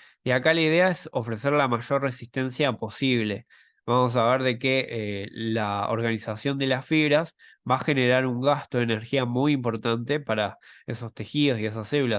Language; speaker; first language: Spanish; native; Spanish